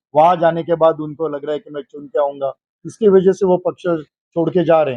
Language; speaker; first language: Hindi; non-native, local second language; Marathi